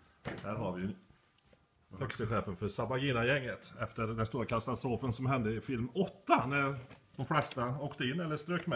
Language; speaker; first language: Swedish; native; Swedish